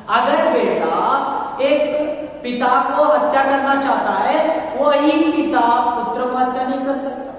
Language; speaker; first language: Hindi; non-native, local second language; Kannada